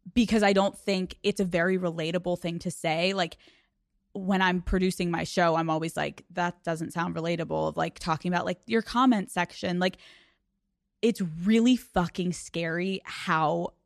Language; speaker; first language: English; native; English